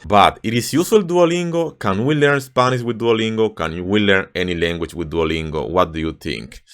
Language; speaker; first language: English; non-native, fluent; Spanish